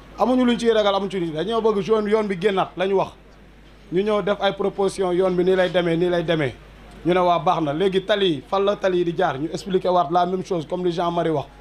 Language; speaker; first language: Wolof; native; Wolof